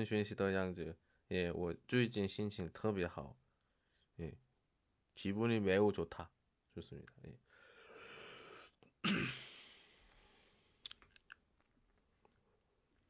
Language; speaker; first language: Chinese; non-native, learner; Korean